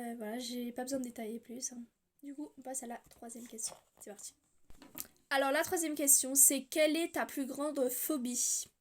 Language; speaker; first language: French; native; French